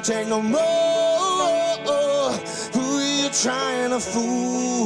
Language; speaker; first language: English; native; English